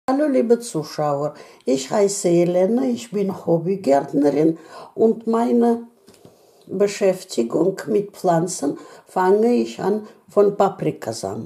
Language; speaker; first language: German; non-native, learner; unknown